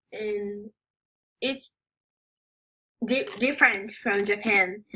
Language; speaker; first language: English; non-native, learner; Japanese